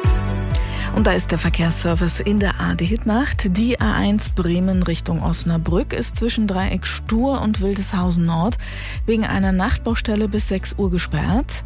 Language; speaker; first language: German; native; German